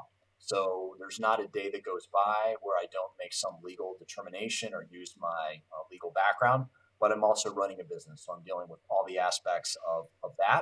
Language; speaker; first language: English; native; English